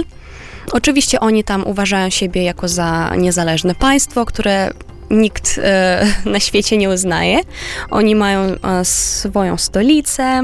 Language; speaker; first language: Polish; non-native, fluent; Romanian